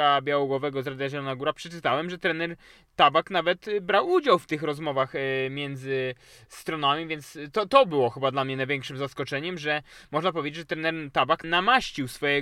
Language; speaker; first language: Polish; native; Polish